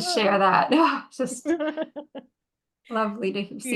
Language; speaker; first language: English; native; English